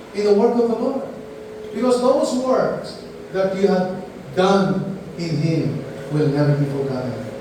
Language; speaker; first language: English; non-native, local second language; Filipino